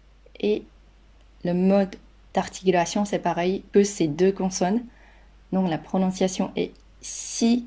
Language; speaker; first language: French; non-native, fluent; Chinese